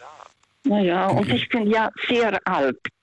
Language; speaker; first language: German; non-native, fluent; Russian